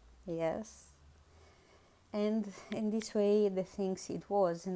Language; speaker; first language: English; non-native, learner; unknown